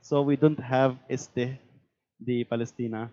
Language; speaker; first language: English; non-native, learner; Arabic